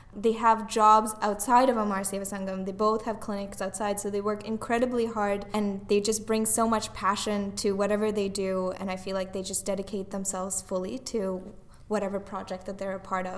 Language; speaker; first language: English; non-native, local second language; Tamil